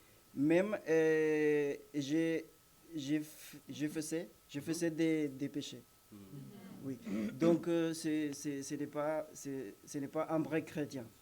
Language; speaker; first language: French; non-native, learner; Spanish